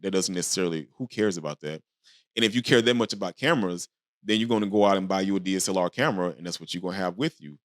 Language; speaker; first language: English; native; English